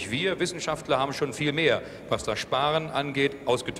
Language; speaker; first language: German; native; German